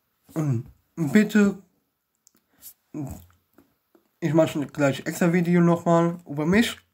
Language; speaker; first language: German; non-native, learner; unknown